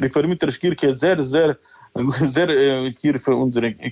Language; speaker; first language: German; non-native, learner; Ukrainian